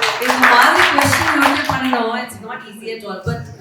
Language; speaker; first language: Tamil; non-native, learner; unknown